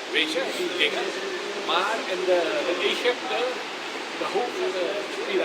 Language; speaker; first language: Dutch; non-native, fluent; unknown